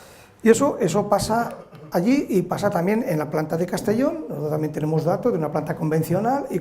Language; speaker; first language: Spanish; native; Spanish